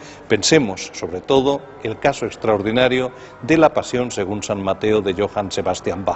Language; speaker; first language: Spanish; native; Spanish